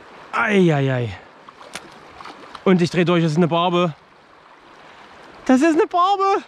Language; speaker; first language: German; native; German